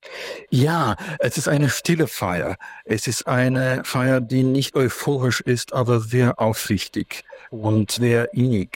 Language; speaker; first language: German; non-native, fluent; Ukrainian